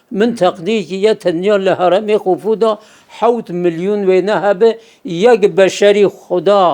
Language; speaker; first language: Central Kurdish; non-native, local second language; Kurdish